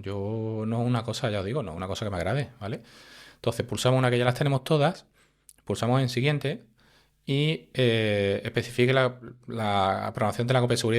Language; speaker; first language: Spanish; native; Spanish